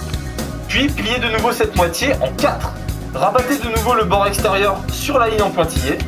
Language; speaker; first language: French; native; French